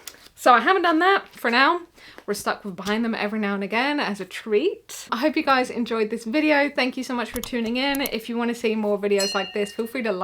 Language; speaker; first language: English; native; English